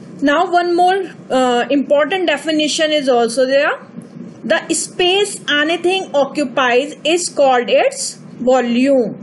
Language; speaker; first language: English; non-native, local second language; Hindi